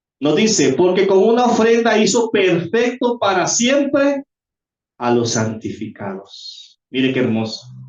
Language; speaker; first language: Spanish; native; Spanish